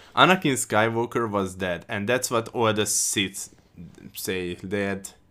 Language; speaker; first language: English; non-native, fluent; Hungarian